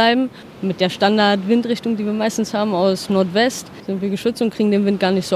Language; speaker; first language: German; native; German